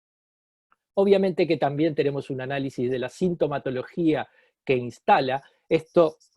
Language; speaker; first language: Spanish; native; Spanish